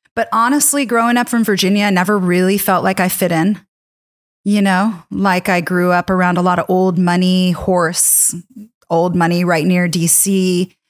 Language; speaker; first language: English; native; English